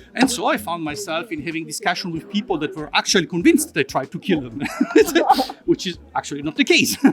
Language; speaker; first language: English; non-native, fluent; Italian